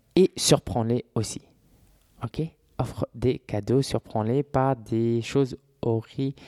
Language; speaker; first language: French; native; French